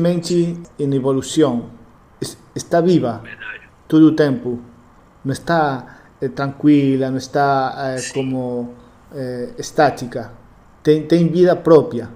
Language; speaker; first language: Portuguese; non-native, learner; Spanish